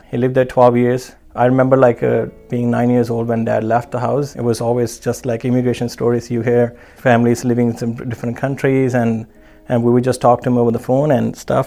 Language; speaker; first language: English; non-native, local second language; Punjabi